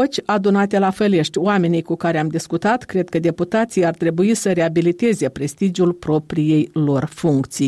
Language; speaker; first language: Romanian; native; Romanian